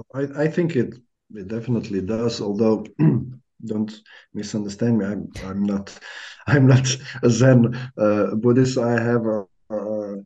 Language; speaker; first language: English; non-native, fluent; Croatian